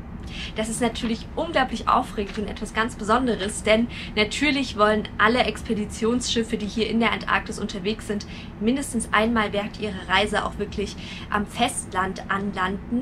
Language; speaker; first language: German; native; German